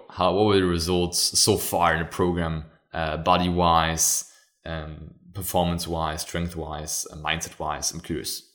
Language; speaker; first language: English; non-native, fluent; German